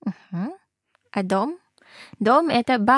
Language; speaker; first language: Russian; non-native, learner; Filipino